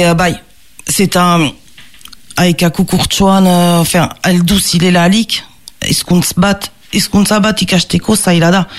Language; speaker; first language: Basque; non-native, local second language; French